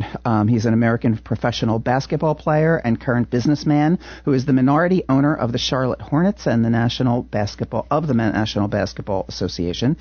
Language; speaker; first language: English; native; English